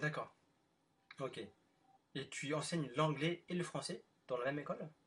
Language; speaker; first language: French; non-native, fluent; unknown